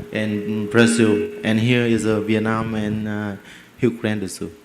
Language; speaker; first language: English; non-native, learner; Vietnamese